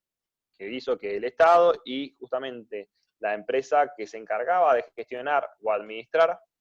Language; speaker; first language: Spanish; native; Spanish